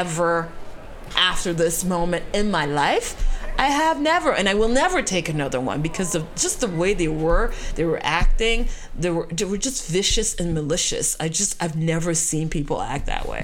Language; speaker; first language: English; non-native, fluent; French